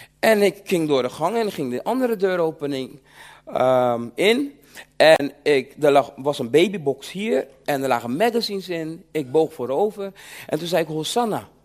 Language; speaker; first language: Dutch; early bilingual, other home language; Sranan Tongo